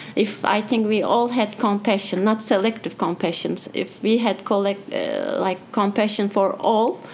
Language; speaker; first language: English; non-native, fluent; Turkish